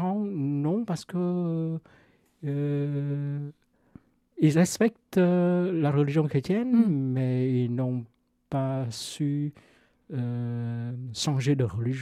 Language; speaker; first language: French; non-native, fluent; Vietnamese